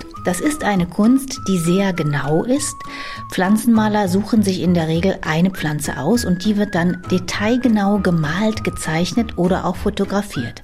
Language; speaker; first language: German; native; German